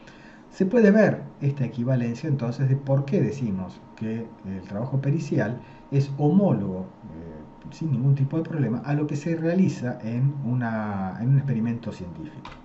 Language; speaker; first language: Spanish; native; Spanish